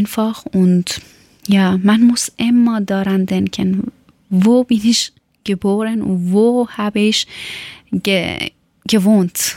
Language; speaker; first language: German; non-native, learner; Persian